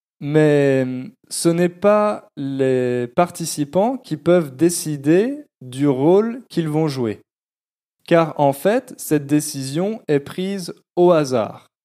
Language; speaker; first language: French; native; French